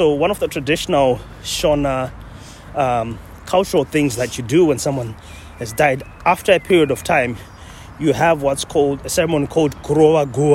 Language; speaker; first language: English; non-native, local second language; Shona